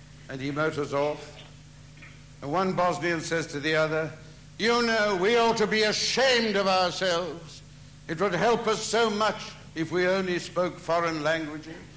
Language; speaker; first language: English; early bilingual, other home language; German